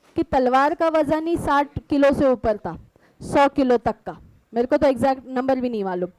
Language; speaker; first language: Hindi; non-native, local second language; Marathi